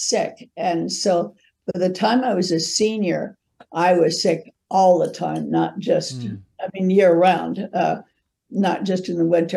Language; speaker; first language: English; native; English